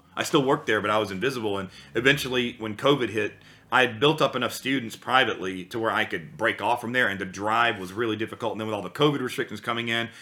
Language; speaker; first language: English; native; English